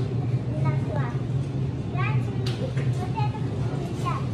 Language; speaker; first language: Russian; early bilingual, heritage; Russian